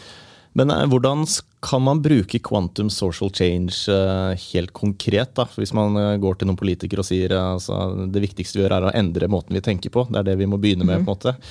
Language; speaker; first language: Norwegian; native; Norwegian